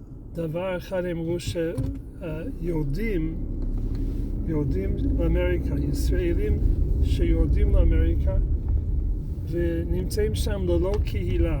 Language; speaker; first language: Hebrew; non-native, fluent; English